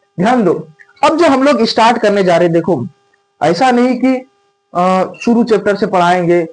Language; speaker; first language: Hindi; native; Hindi